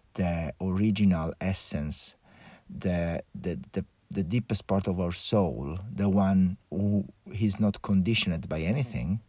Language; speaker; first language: English; early bilingual, other home language; Italian